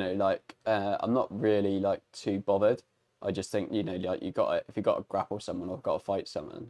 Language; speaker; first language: English; native; English